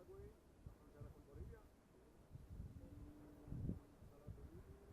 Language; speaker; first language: Spanish; non-native, learner; French